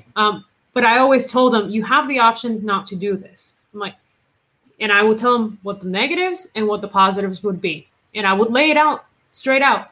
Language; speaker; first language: English; non-native, fluent; Spanish